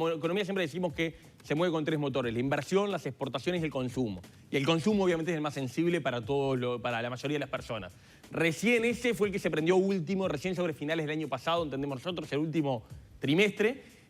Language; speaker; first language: Spanish; native; Spanish